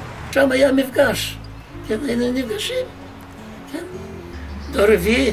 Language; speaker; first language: Hebrew; non-native, fluent; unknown